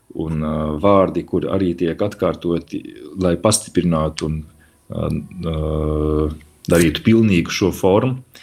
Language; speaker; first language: Latvian; native; Latvian